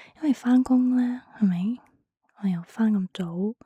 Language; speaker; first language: Cantonese; early bilingual, heritage; Cantonese